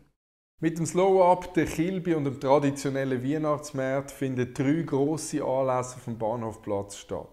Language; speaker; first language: German; native; German